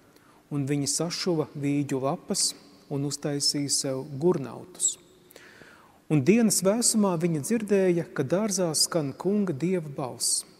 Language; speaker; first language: Latvian; native; Latvian